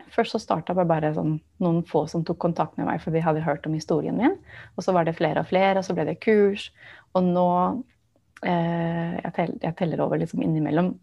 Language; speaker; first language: Norwegian; non-native, fluent; English